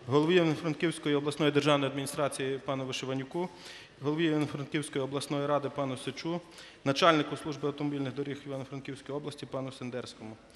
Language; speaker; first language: Ukrainian; native; Ukrainian